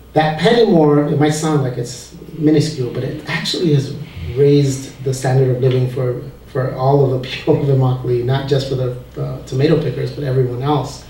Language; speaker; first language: English; early bilingual, other home language; Spanish